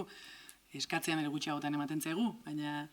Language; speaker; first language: Basque; native; Basque